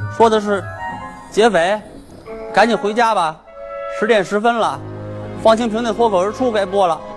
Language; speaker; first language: Chinese; native; Chinese